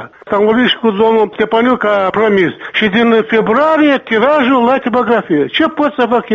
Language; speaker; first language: Romanian; non-native, local second language; Gagauz